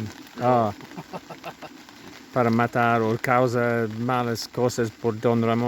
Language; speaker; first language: Spanish; non-native, learner; English